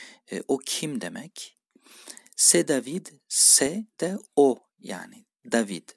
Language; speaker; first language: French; non-native, fluent; Turkish